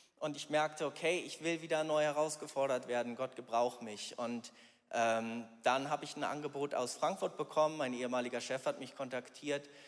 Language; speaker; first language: German; native; German